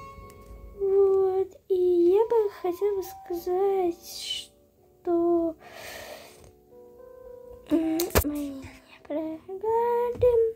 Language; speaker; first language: Russian; early bilingual, heritage; Russian